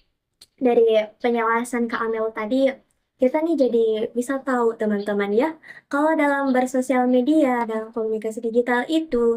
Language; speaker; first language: Indonesian; native; Indonesian